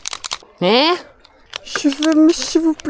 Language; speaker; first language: French; native; French